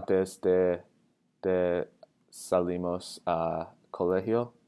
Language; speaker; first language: Spanish; non-native, learner; English